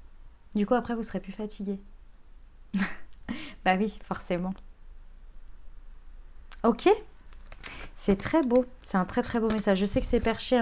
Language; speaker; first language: French; native; French